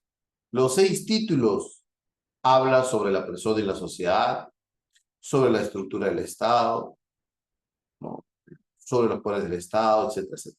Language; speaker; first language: Spanish; native; Spanish